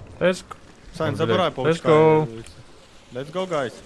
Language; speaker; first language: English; non-native, learner; Ukrainian